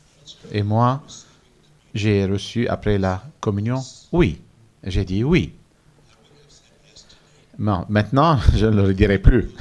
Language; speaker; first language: French; non-native, fluent; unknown